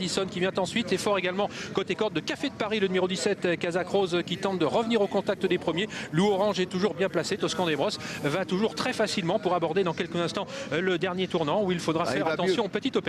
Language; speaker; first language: French; native; French